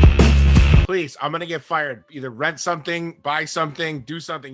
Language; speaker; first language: English; native; English